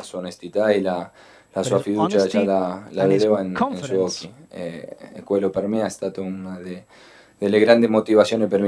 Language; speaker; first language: Italian; non-native, fluent; Spanish